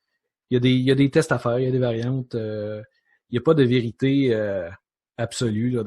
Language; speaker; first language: French; native; French